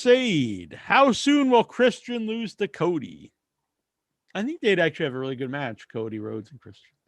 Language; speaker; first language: English; native; English